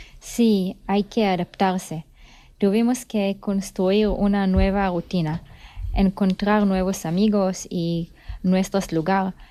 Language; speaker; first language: Spanish; non-native, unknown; Hebrew